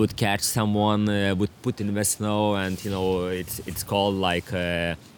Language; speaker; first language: English; non-native, fluent; Lithuanian